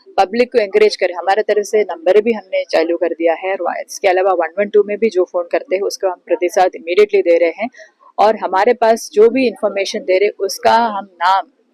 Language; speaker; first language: Hindi; non-native, local second language; Marathi